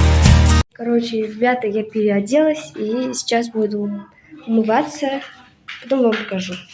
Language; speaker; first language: Russian; non-native, local second language; Kazakh